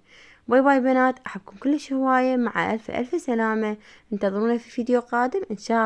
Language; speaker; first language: Arabic; native; Arabic